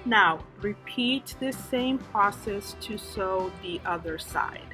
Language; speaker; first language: English; native; English